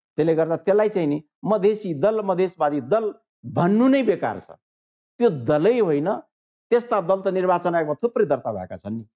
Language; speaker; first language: Nepali; non-native, local second language; Maithili